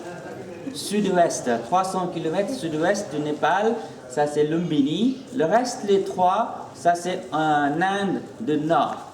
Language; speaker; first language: French; non-native, fluent; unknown